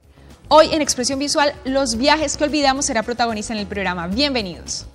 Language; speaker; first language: Spanish; native; Spanish